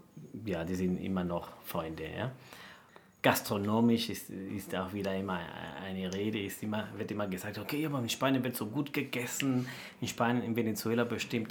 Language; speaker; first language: German; non-native, fluent; Spanish